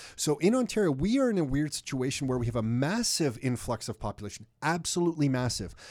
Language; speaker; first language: English; native; English